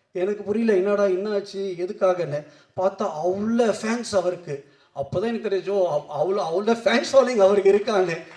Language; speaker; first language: Tamil; non-native, local second language; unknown